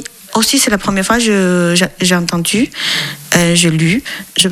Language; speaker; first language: French; non-native, learner; Chinese